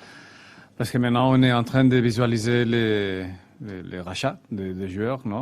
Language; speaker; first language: French; non-native, fluent; Spanish